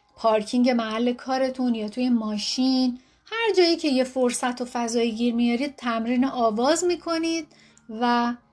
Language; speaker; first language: Persian; native; Persian